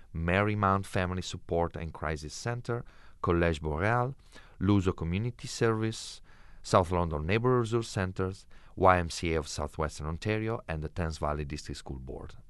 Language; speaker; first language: English; non-native, fluent; Italian